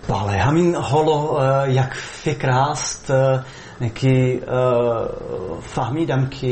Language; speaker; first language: Persian; non-native, fluent; Czech